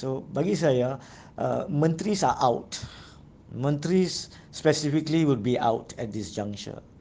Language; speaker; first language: English; non-native, local second language; Malay